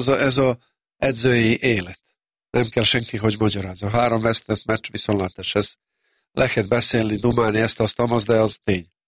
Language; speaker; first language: Hungarian; non-native, fluent; Serbian